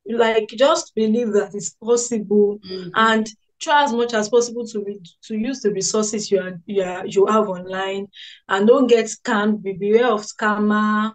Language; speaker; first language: English; non-native, local second language; Yoruba